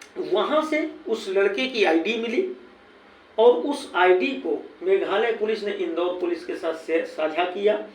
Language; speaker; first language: Hindi; native; Hindi